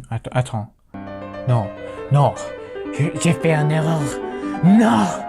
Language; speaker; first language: French; non-native, fluent; English